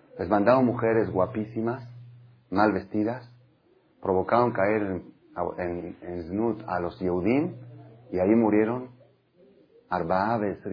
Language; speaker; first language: Spanish; non-native, fluent; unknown